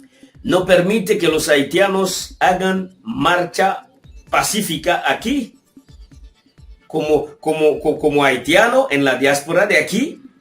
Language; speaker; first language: Spanish; non-native, fluent; Haitian Creole